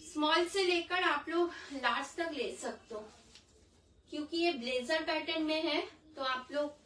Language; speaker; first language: Hindi; non-native, local second language; Bangla